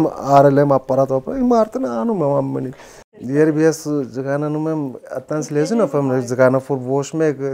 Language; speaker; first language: Armenian; non-native, learner; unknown